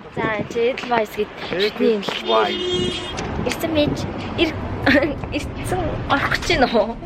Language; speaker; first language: Mongolian; native; Mongolian